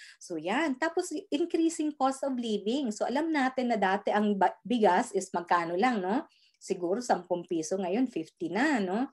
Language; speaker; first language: Filipino; native; Filipino